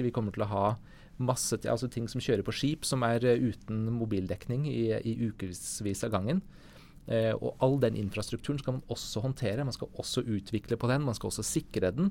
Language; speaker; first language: Norwegian; native; Norwegian